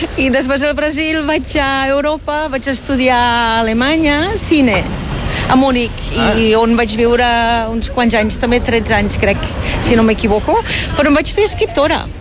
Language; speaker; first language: Catalan; non-native, fluent; German